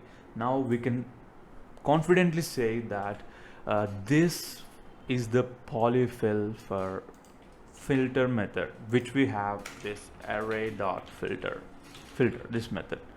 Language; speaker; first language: English; non-native, local second language; Telugu